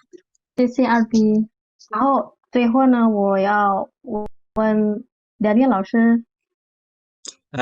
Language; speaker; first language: Chinese; non-native, fluent; Indonesian